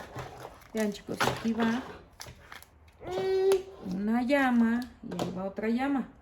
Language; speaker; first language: Spanish; native; Spanish